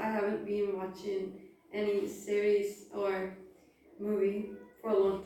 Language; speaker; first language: English; non-native, learner; Turkish